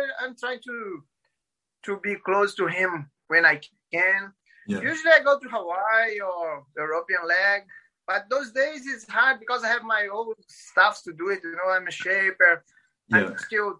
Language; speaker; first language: English; non-native, learner; Portuguese